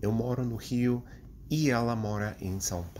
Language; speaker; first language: Portuguese; non-native, fluent; English